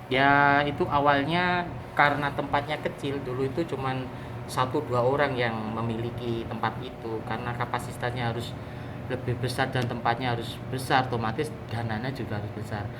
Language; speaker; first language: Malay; non-native, local second language; Javanese